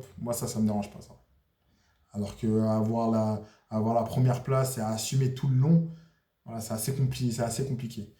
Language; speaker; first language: French; native; French